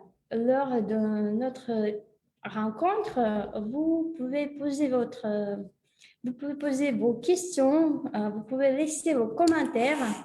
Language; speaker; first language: French; non-native, fluent; Russian